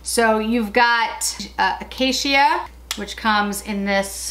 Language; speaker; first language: English; native; English